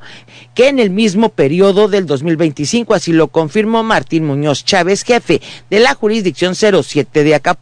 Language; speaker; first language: Spanish; native; Spanish